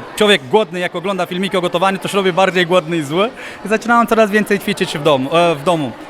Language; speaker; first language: Polish; non-native, fluent; Romanian